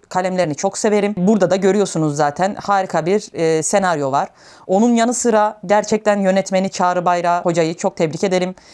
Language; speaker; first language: Turkish; native; Turkish